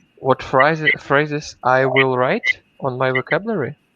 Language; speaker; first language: English; non-native, learner; Russian